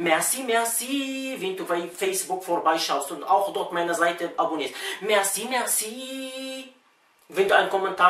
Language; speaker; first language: German; non-native, fluent; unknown